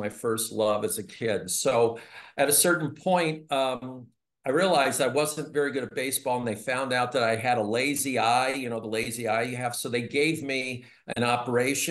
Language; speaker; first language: English; native; English